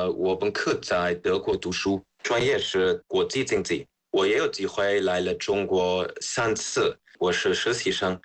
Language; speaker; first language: Chinese; non-native, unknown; German